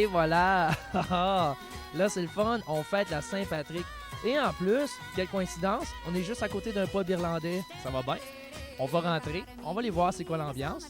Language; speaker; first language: French; native; French